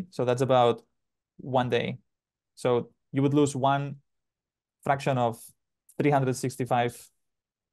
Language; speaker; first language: English; non-native, fluent; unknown